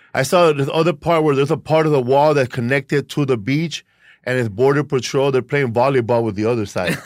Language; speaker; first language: English; early bilingual, other home language; Spanish